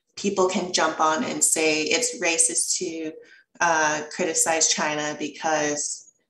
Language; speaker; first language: English; early bilingual, other home language; Chinese